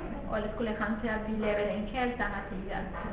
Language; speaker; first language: Swedish; non-native, fluent; Spanish